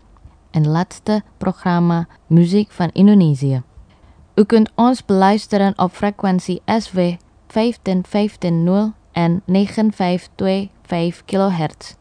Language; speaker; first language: Dutch; non-native, fluent; Indonesian